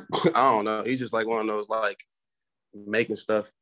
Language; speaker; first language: English; native; English